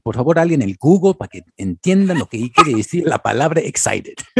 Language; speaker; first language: Spanish; early bilingual, heritage; Spanish